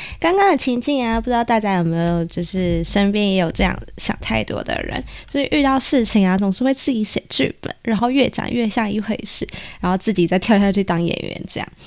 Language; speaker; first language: Chinese; native; Chinese